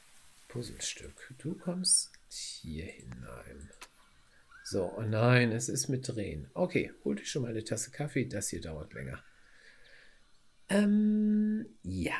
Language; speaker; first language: German; native; German